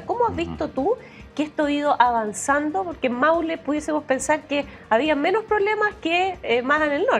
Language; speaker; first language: Spanish; native; Spanish